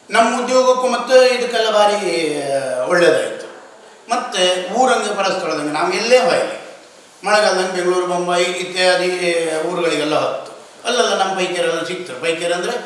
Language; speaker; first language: Kannada; native; Kannada